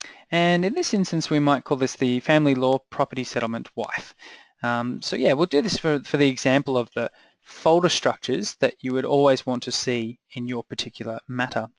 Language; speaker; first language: English; native; English